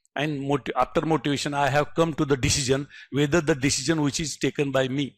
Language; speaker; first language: English; non-native, local second language; Marathi